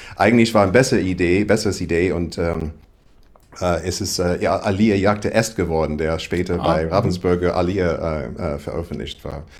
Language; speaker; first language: German; non-native, fluent; English